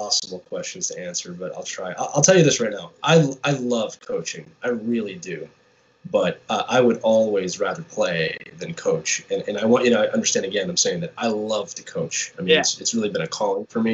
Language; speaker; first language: English; native; English